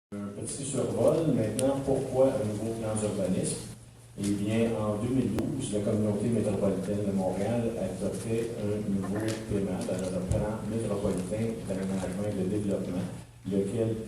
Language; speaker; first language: French; native; French